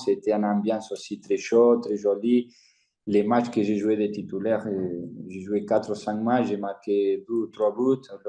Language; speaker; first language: French; non-native, fluent; Spanish